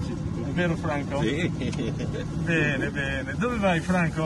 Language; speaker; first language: Japanese; non-native, learner; Italian